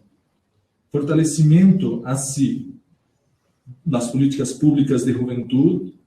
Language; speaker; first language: Spanish; non-native, learner; Portuguese